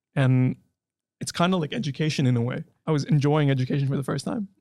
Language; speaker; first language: English; non-native, local second language; Hindi